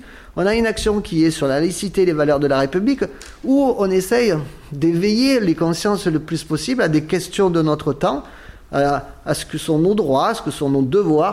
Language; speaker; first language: French; native; French